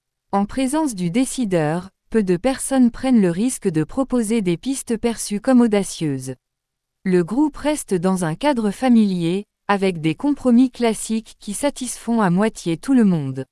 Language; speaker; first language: French; native; French